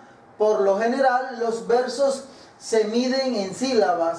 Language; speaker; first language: Spanish; native; Spanish